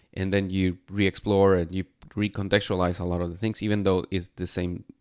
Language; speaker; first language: English; non-native, fluent; Spanish